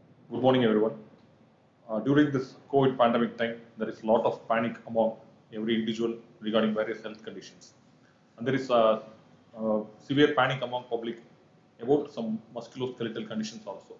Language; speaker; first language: English; non-native, local second language; Tamil